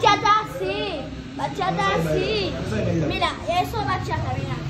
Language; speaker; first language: Spanish; early bilingual, other home language; Haitian Creole